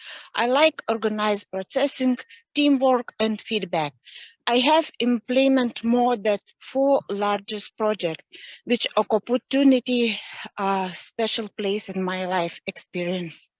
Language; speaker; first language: English; non-native, learner; Lithuanian